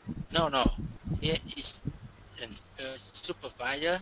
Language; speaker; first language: English; non-native, learner; Vietnamese